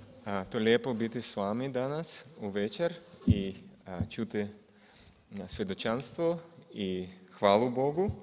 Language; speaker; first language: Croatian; non-native, learner; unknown